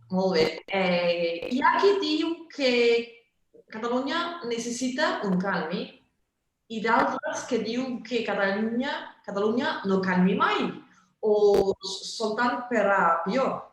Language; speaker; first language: Catalan; non-native, fluent; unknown